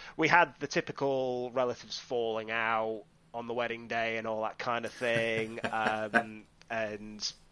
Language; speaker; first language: English; native; English